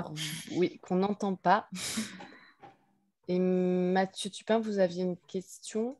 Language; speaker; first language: French; native; French